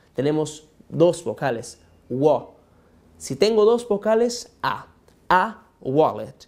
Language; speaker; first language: Spanish; non-native, fluent; Portuguese